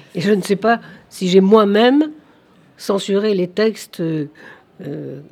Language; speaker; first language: French; native; French